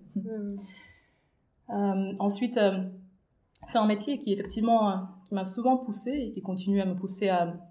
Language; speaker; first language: French; non-native, fluent; Russian